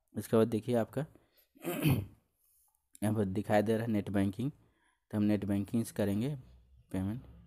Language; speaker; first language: Hindi; native; Hindi